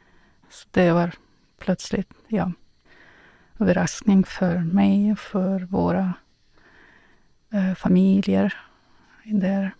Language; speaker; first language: Swedish; non-native, fluent; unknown